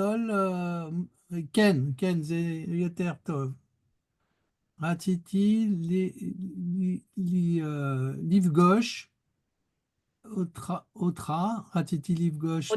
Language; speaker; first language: Hebrew; non-native, learner; French